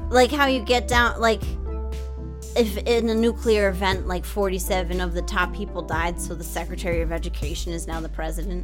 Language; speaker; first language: English; native; English